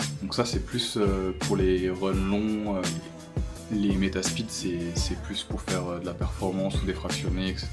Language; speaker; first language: French; native; French